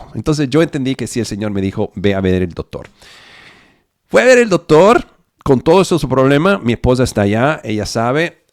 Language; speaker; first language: Spanish; non-native, fluent; Italian